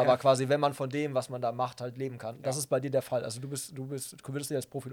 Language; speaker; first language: German; native; German